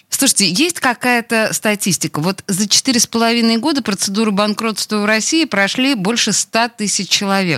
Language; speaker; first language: Russian; native; Russian